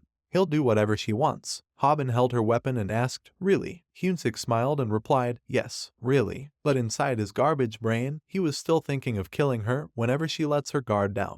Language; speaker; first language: English; non-native, local second language; Hindi